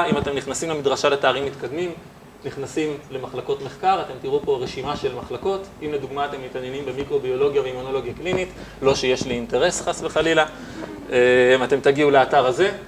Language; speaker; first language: Hebrew; native; Hebrew